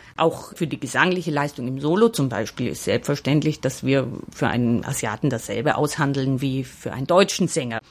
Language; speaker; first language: German; native; German